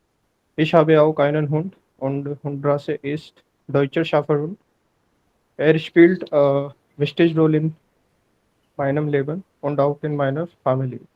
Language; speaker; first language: German; non-native, learner; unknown